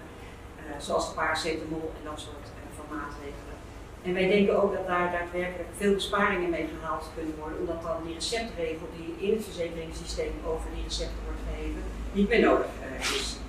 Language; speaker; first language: Dutch; non-native, local second language; Papiamento